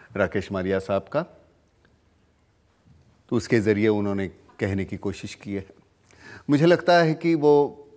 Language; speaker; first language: Hindi; non-native, local second language; Marathi